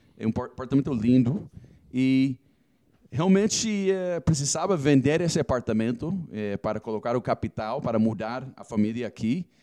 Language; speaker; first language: Portuguese; non-native, fluent; English